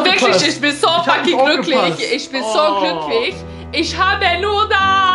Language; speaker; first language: German; non-native, learner; English